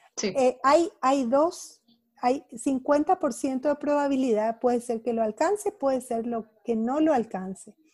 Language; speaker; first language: Spanish; native; Spanish